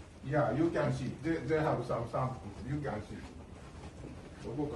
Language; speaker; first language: English; non-native, learner; Japanese